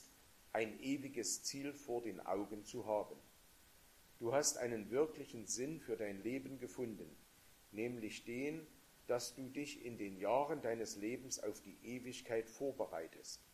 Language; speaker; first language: German; native; German